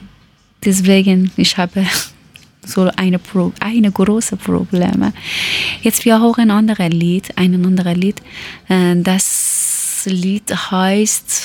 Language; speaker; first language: German; non-native, learner; Persian